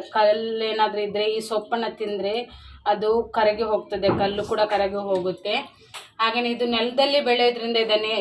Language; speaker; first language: Kannada; native; Kannada